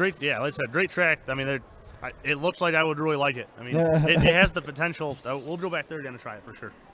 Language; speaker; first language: English; native; English